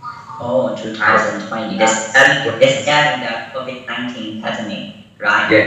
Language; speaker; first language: English; non-native, learner; Burmese